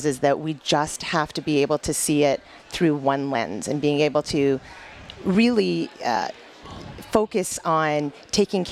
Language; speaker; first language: English; native; English